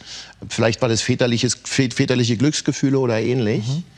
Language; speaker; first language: German; native; German